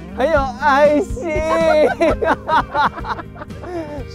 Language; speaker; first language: Chinese; non-native, local second language; Cantonese